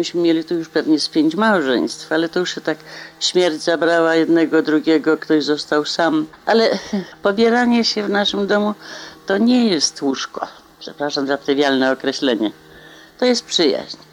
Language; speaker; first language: Polish; native; Polish